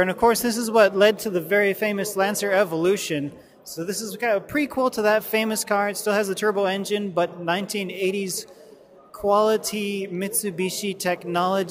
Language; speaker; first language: English; native; English